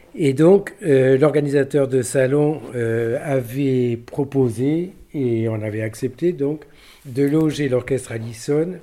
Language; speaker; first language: French; native; French